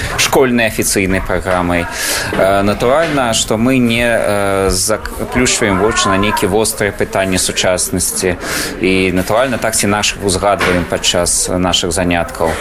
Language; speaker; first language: Belarusian; native; Belarusian